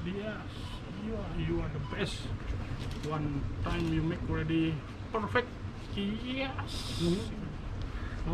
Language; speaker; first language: English; non-native, learner; Indonesian